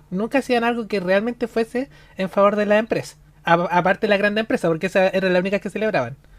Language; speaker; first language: Spanish; native; Spanish